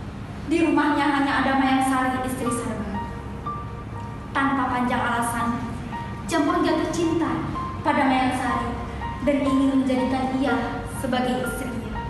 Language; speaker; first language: Indonesian; native; Indonesian